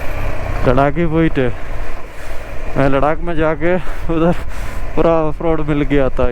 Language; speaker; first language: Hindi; non-native, local second language; Malayalam